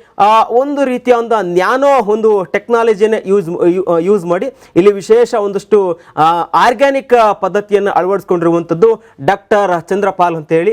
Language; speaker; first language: Kannada; native; Kannada